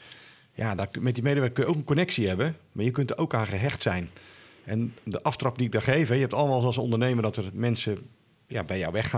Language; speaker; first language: Dutch; native; Dutch